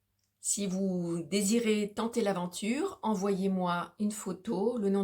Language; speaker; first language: French; native; French